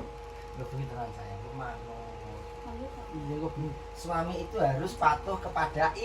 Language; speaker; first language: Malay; non-native, local second language; Javanese